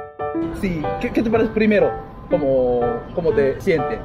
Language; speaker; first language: Spanish; non-native, learner; Japanese